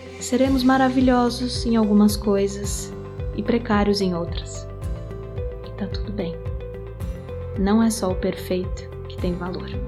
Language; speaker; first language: Portuguese; native; Portuguese